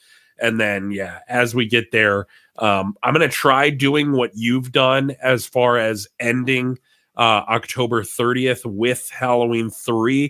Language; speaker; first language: English; native; English